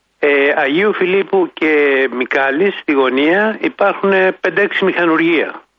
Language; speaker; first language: Greek; native; Greek